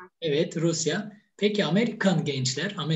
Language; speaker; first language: Turkish; native; Turkish